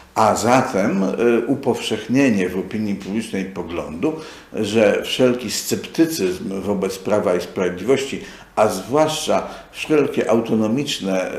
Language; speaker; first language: Polish; native; Polish